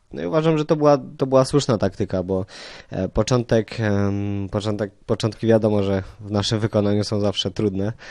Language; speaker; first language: Polish; native; Polish